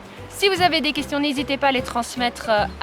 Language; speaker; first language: French; native; French